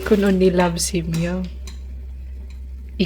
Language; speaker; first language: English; non-native, local second language; Cebuano